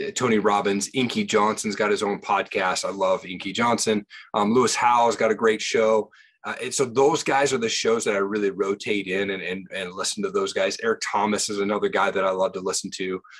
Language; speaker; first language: English; native; English